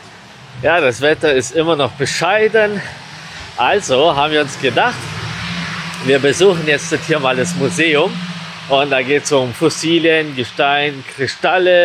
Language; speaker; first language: German; native; German